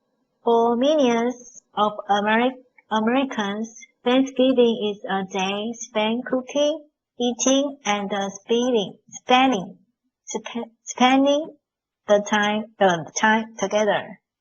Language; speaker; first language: English; non-native, learner; Chinese